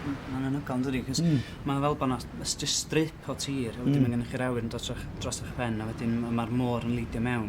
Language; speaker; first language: Welsh; native; Welsh